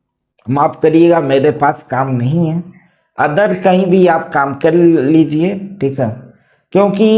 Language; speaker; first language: Hindi; native; Hindi